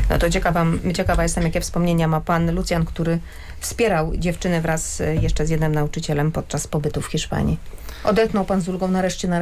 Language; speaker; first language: Polish; native; Polish